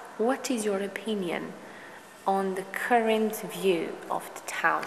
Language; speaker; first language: English; non-native, fluent; Romanian